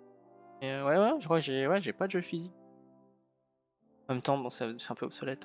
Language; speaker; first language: French; native; French